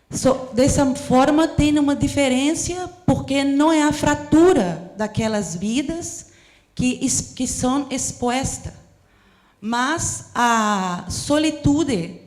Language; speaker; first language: Portuguese; non-native, learner; Spanish